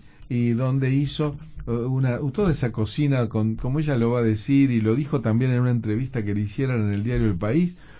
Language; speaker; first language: Spanish; native; Spanish